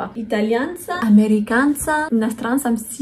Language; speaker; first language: Russian; non-native, fluent; French